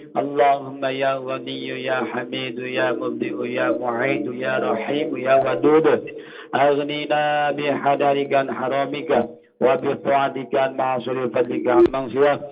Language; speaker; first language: Arabic; non-native, fluent; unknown